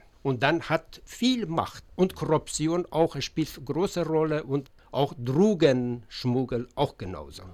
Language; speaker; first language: German; non-native, learner; Persian